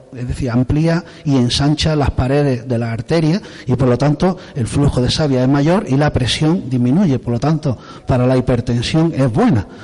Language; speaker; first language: Spanish; native; Spanish